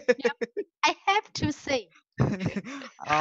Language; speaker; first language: English; non-native, learner; Chinese